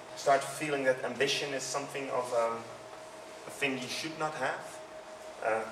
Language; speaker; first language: English; non-native, fluent; Dutch